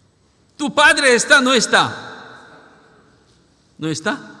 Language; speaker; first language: Spanish; non-native, learner; Korean